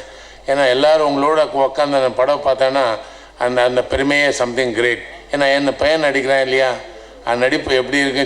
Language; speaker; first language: Tamil; non-native, learner; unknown